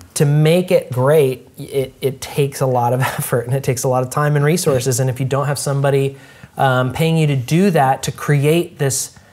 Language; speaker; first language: English; native; English